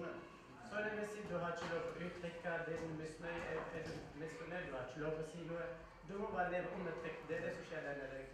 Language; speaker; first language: Norwegian; non-native, learner; Oromo